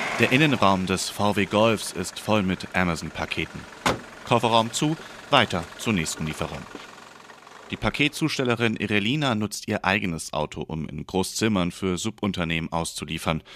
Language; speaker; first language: German; native; German